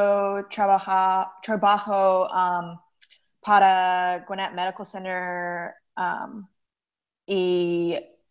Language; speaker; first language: Spanish; non-native, learner; English